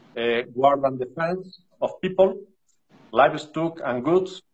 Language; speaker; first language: English; non-native, learner; Spanish